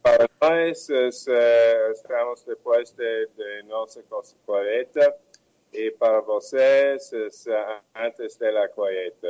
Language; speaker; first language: Portuguese; non-native, fluent; English